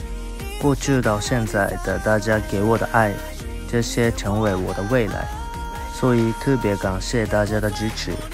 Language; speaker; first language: Chinese; non-native, fluent; Japanese